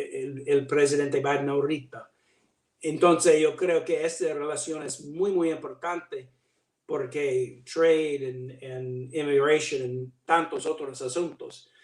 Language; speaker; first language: Spanish; non-native, learner; English